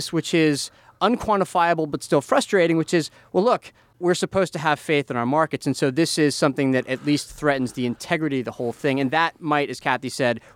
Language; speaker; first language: English; early bilingual, other home language; Spanish